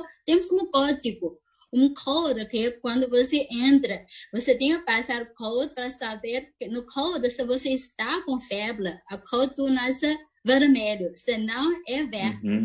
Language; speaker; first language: Portuguese; non-native, fluent; Chinese